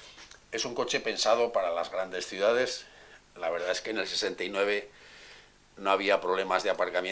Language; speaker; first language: Spanish; native; Spanish